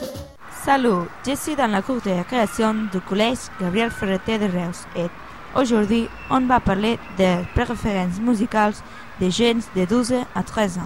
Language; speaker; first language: French; non-native, learner; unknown